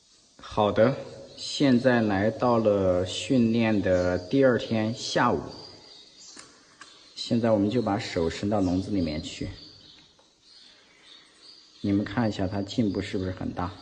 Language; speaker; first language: Chinese; native; Chinese